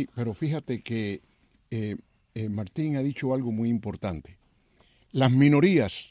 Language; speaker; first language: Spanish; native; Spanish